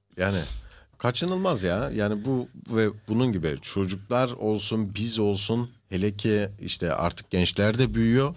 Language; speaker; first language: Turkish; native; Turkish